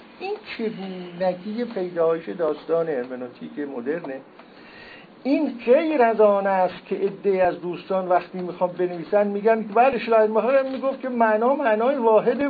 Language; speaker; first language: Persian; non-native, local second language; Azerbaijani